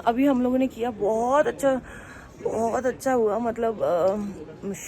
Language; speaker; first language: Hindi; non-native, local second language; Bangla